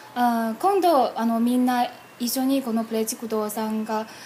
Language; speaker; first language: Japanese; non-native, fluent; Chinese